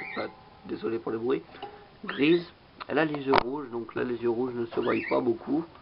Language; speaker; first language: French; native; French